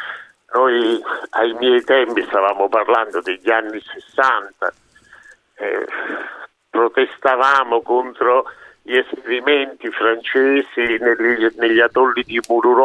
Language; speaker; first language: Italian; native; Italian